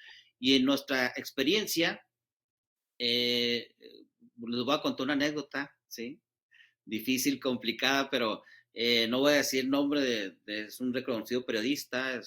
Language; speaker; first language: Spanish; native; Spanish